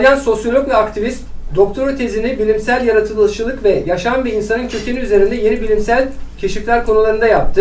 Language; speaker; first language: Turkish; native; Turkish